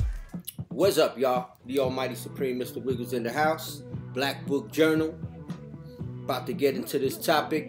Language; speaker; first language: English; native; English